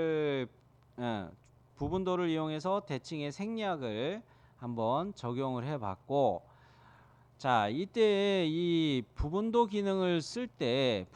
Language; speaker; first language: Korean; native; Korean